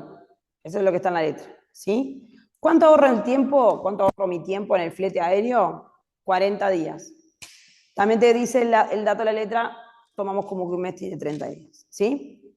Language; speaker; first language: Spanish; native; Spanish